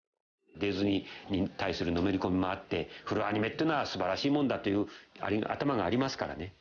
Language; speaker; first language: Japanese; native; Japanese